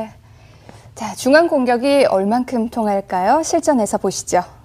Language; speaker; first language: Korean; native; Korean